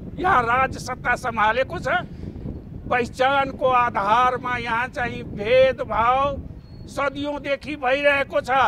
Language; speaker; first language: Nepali; non-native, local second language; Maithili